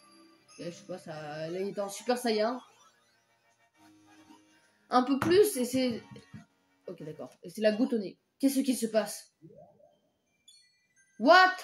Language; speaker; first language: French; native; French